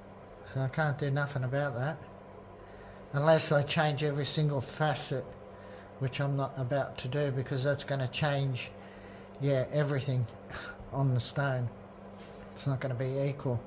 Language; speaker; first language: English; native; English